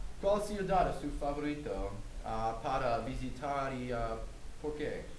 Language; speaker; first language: Spanish; non-native, learner; English